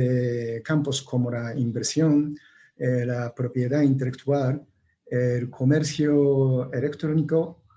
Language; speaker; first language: Spanish; non-native, fluent; Japanese